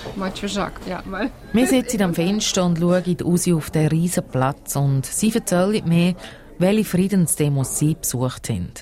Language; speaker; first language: German; native; German